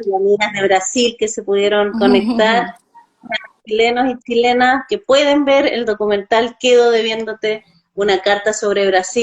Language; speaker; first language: Spanish; native; Spanish